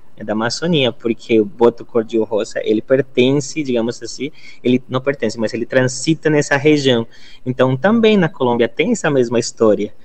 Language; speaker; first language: Portuguese; non-native, fluent; Spanish